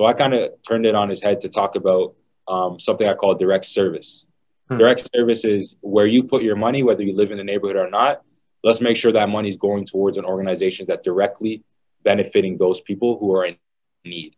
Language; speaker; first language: English; native; English